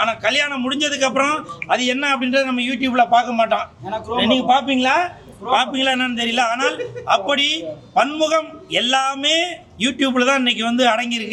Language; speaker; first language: Tamil; native; Tamil